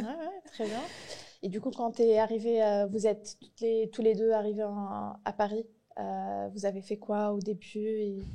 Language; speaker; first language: French; native; French